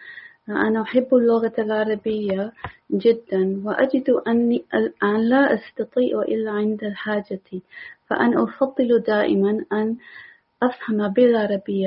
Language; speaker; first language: Arabic; non-native, learner; English